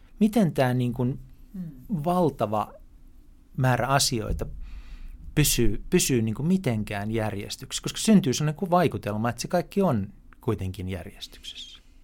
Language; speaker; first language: Finnish; native; Finnish